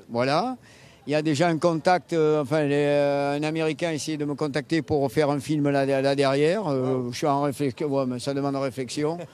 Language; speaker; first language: French; native; French